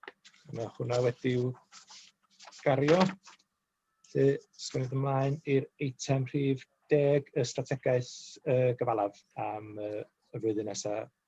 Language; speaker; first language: Welsh; native; Welsh